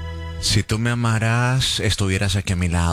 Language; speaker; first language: Spanish; native; Spanish